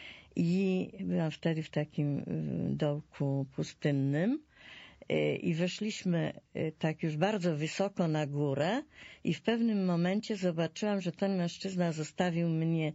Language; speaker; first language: Polish; native; Polish